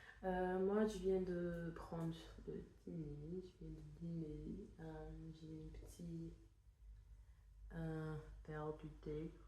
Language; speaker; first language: French; non-native, fluent; English